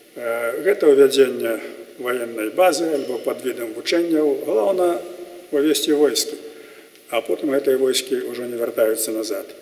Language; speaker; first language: Russian; non-native, local second language; Belarusian